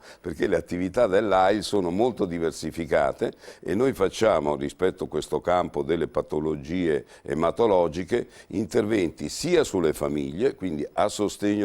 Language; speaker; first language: Italian; native; Italian